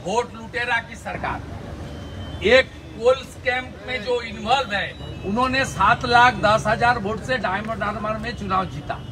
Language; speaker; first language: Hindi; non-native, local second language; Bangla